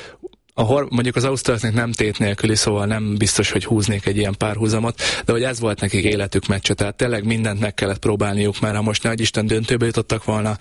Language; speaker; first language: Hungarian; native; Hungarian